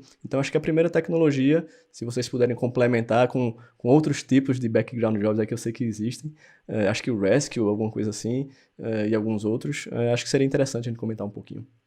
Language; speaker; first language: Portuguese; native; Portuguese